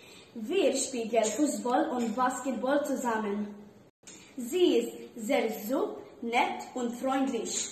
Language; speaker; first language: German; non-native, learner; Maltese